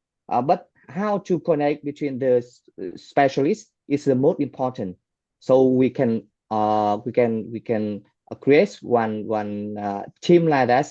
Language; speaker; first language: English; non-native, fluent; Vietnamese